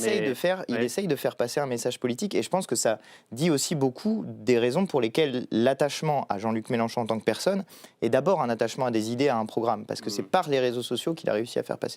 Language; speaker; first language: French; native; French